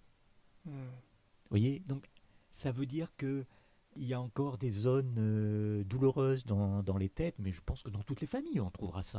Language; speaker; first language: French; native; French